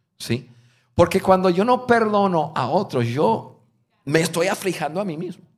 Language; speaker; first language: Spanish; non-native, fluent; English